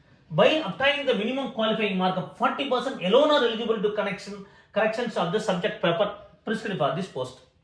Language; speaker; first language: English; non-native, local second language; Tamil